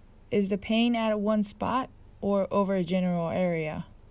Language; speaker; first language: English; non-native, fluent; Japanese